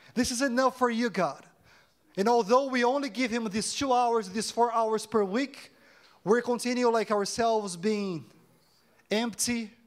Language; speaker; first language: English; non-native, fluent; Portuguese